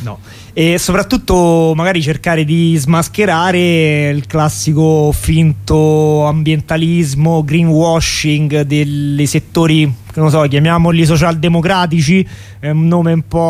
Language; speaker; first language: Italian; native; Italian